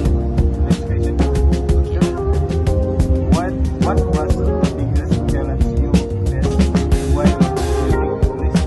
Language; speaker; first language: English; non-native, learner; Indonesian